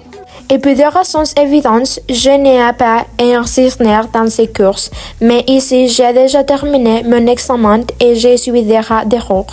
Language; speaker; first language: French; non-native, learner; Spanish